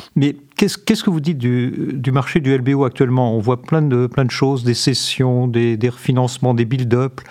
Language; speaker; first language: French; native; French